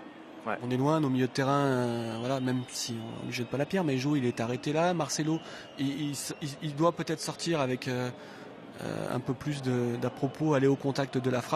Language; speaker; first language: French; native; French